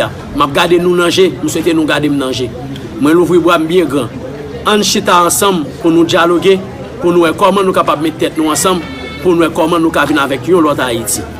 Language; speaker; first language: Haitian Creole; native; Haitian Creole